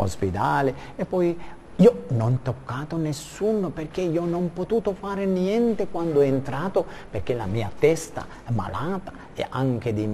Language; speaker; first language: Italian; non-native, learner; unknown